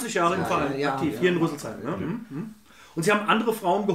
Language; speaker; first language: German; native; German